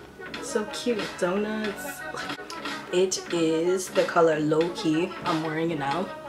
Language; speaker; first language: English; native; English